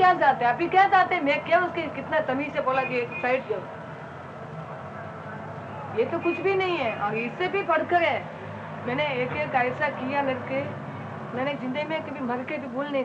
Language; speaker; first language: Hindi; non-native, local second language; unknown